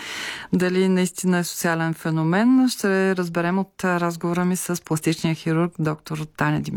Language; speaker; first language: Bulgarian; native; Bulgarian